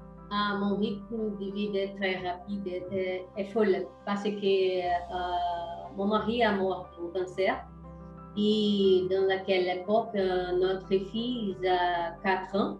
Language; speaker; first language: French; non-native, learner; Portuguese